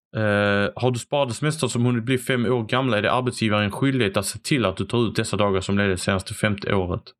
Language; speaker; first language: Swedish; native; Swedish